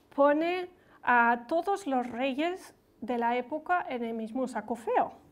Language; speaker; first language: Spanish; non-native, fluent; German